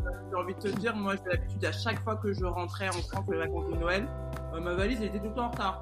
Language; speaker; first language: French; native; French